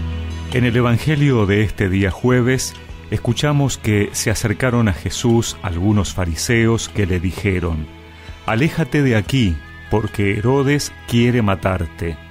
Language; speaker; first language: Spanish; native; Spanish